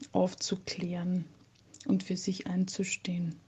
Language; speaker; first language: German; native; German